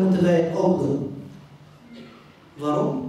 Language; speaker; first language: Dutch; non-native, fluent; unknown